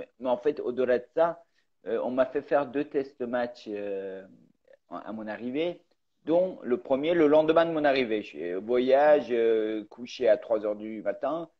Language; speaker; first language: French; early bilingual, other home language; Persian